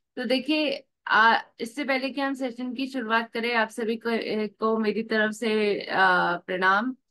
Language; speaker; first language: Hindi; native; Hindi